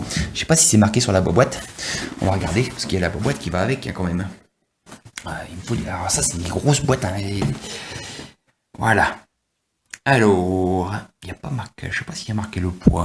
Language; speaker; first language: French; native; French